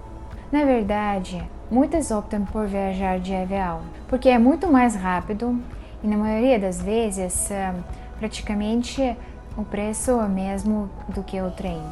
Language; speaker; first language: Portuguese; non-native, fluent; Russian